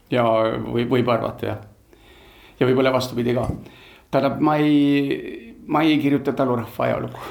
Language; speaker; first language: Estonian; early bilingual, heritage; Estonian